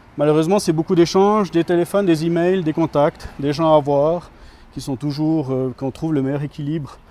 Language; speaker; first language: French; native; French